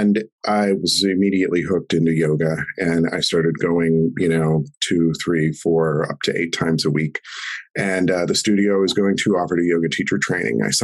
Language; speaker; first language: English; native; English